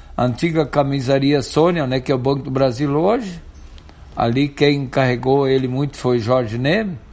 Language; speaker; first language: Portuguese; non-native, local second language; German